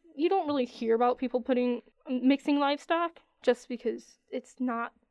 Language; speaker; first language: English; native; English